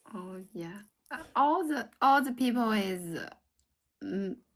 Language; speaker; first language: English; non-native, learner; Chinese